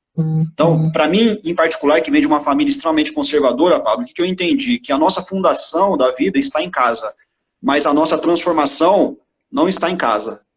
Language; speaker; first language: Portuguese; native; Portuguese